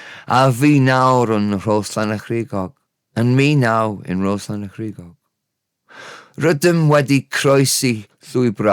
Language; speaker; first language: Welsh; non-native, learner; English